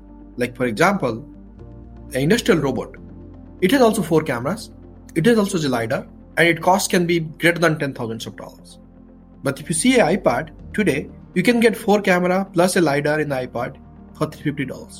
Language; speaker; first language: English; non-native, local second language; Odia